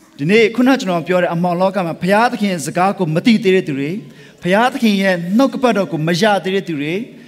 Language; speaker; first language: Burmese; non-native, local second language; Tedim Chin